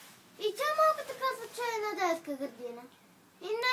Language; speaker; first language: Bulgarian; early bilingual, heritage; Bulgarian